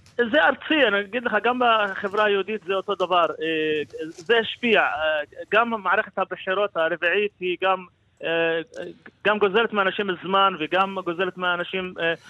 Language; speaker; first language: Hebrew; non-native, local second language; Arabic